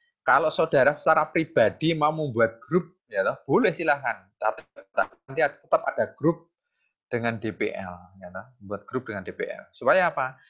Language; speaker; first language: Indonesian; non-native, local second language; Javanese